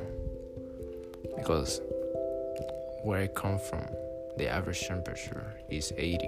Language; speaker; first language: English; non-native, fluent; Spanish